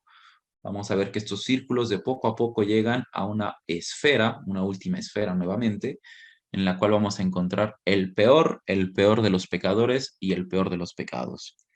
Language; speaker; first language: Spanish; native; Spanish